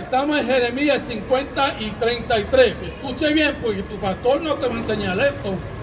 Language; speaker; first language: Spanish; early bilingual, heritage; Spanish